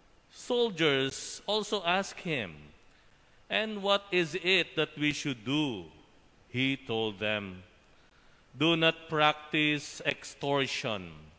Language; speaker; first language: English; non-native, local second language; Filipino